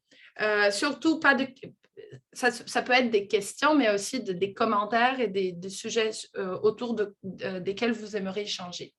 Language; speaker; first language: French; non-native, fluent; Portuguese